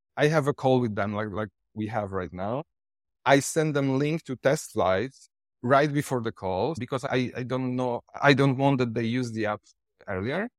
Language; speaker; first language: English; non-native, fluent; Polish